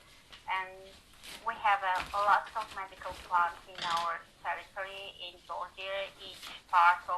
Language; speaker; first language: English; non-native, learner; Georgian